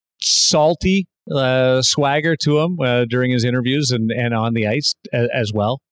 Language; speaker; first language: English; native; English